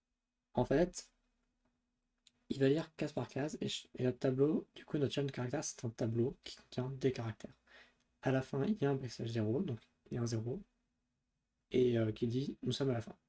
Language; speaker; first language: French; native; French